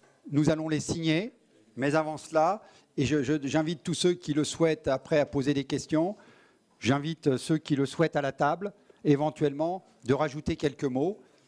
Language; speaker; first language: French; native; French